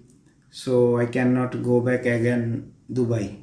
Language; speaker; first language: English; non-native, learner; Bangla